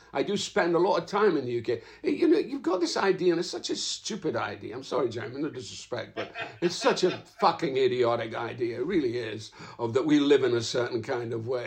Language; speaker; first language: English; native; English